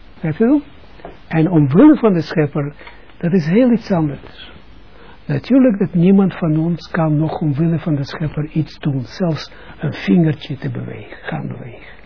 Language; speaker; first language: Dutch; non-native, fluent; Russian